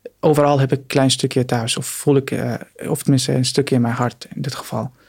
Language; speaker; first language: Dutch; non-native, fluent; Arabic